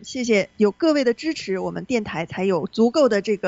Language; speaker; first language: Chinese; native; Chinese